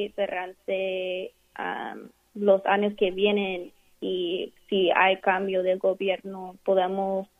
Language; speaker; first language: Spanish; non-native, fluent; English